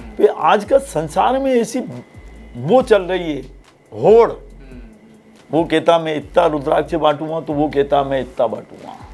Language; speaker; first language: Hindi; native; Hindi